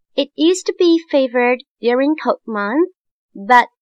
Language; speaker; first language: English; non-native, fluent; Chinese